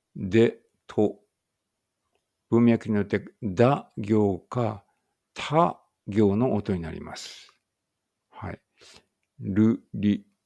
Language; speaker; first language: Japanese; native; Japanese